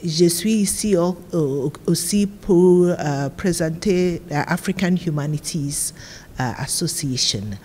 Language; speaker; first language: French; non-native, learner; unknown